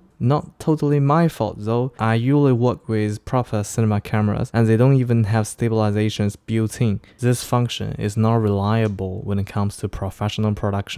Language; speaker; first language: English; non-native, fluent; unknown